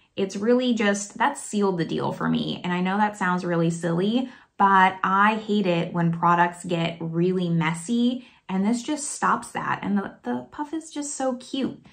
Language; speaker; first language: English; native; English